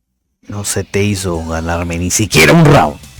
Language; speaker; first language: Spanish; native; Spanish